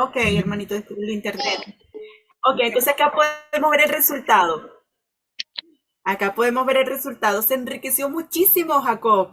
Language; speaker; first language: Spanish; native; Spanish